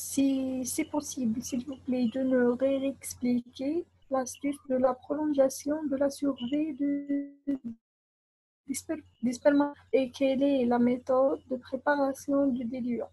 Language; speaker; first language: French; non-native, local second language; Arabic